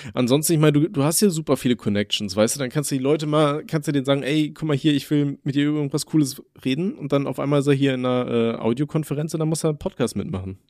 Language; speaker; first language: German; native; German